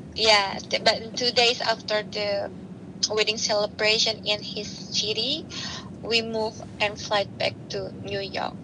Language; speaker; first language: English; non-native, learner; Indonesian